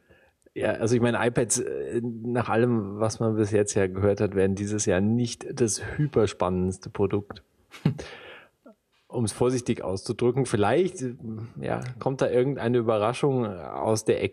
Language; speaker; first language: German; native; German